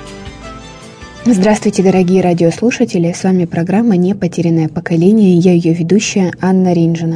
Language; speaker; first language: Russian; native; Russian